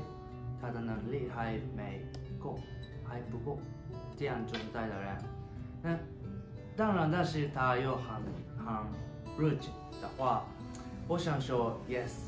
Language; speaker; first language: Chinese; non-native, learner; Japanese